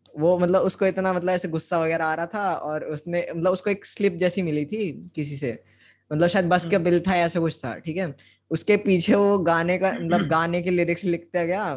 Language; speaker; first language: Hindi; native; Hindi